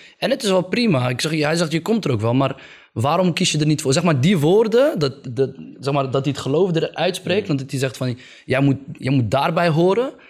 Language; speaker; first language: Dutch; early bilingual, other home language; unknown